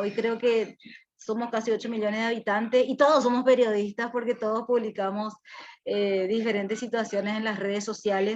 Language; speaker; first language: Spanish; native; Spanish